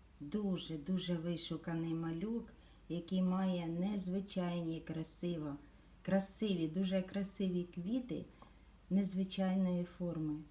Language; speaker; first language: Ukrainian; native; Ukrainian